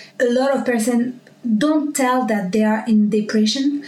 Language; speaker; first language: English; non-native, learner; French